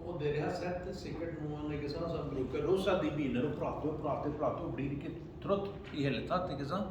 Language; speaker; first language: Norwegian; non-native, fluent; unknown